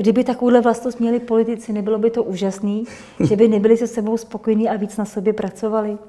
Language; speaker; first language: Czech; native; Czech